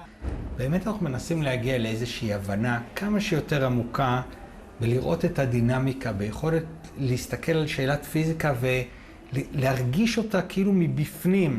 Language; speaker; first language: Hebrew; native; Hebrew